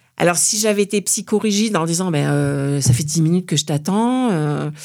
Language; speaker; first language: French; native; French